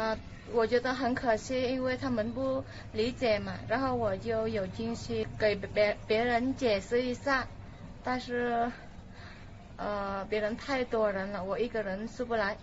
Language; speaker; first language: Chinese; non-native, fluent; Vietnamese